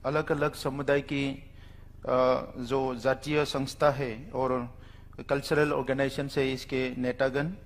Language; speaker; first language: Hindi; non-native, local second language; Bodo